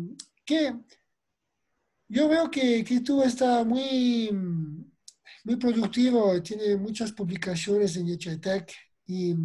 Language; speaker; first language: Spanish; non-native, fluent; French